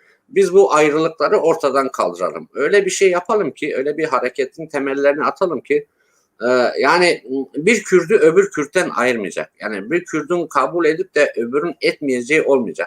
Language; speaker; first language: Turkish; non-native, local second language; Kurdish